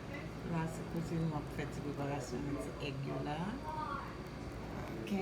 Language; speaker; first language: French; non-native, local second language; Haitian Creole